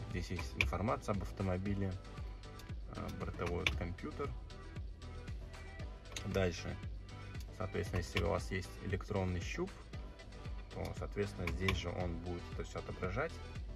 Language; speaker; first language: Russian; native; Russian